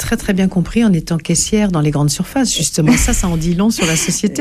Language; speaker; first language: French; native; French